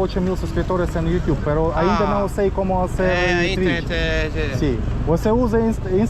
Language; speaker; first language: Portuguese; non-native, learner; Russian